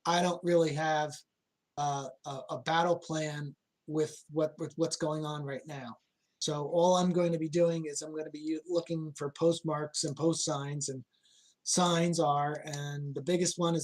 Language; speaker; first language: English; native; English